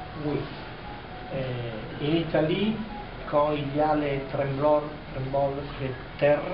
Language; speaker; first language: French; non-native, fluent; Italian